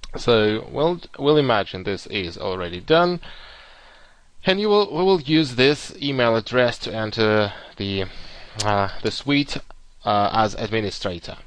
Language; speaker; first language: English; non-native, fluent; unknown